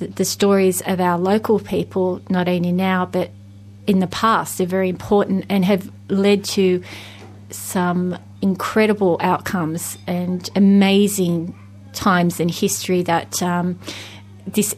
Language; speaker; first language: English; native; English